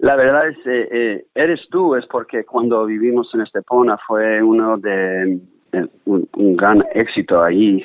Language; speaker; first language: Spanish; non-native, learner; English